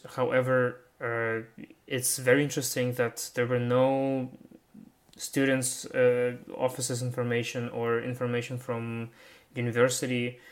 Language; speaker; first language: English; non-native, fluent; Russian